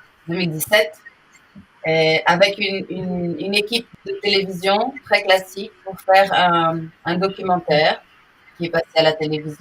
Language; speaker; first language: French; non-native, fluent; Portuguese